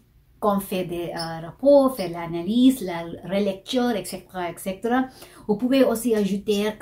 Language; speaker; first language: French; non-native, fluent; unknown